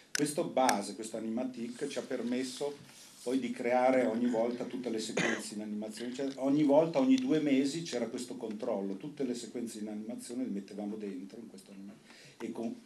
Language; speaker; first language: Italian; native; Italian